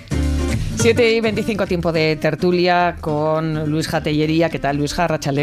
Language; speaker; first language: Spanish; native; Spanish